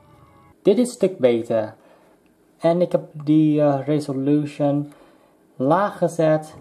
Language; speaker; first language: Dutch; non-native, local second language; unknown